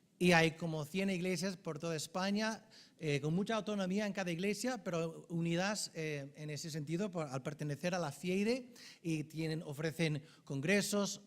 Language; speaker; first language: Spanish; non-native, fluent; English